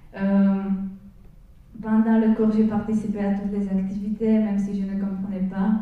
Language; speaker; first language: French; non-native, fluent; Czech